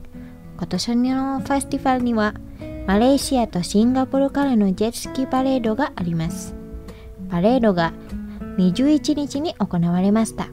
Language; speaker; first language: Japanese; non-native, fluent; Indonesian